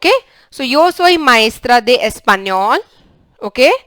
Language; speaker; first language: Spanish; non-native, learner; English